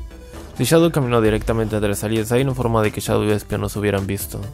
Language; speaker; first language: Spanish; native; Spanish